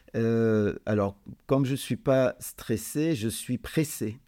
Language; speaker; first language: French; non-native, local second language; Arabic